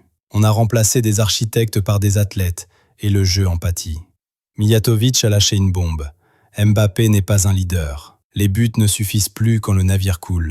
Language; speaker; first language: French; native; French